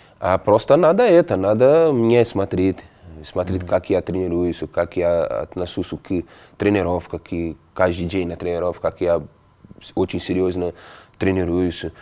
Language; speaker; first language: Russian; non-native, fluent; Portuguese